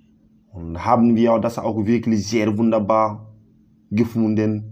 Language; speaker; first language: German; non-native, learner; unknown